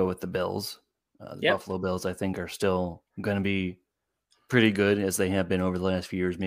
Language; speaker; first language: English; native; English